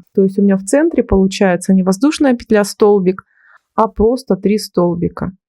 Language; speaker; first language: Russian; native; Russian